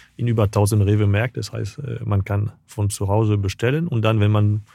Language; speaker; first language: German; non-native, fluent; French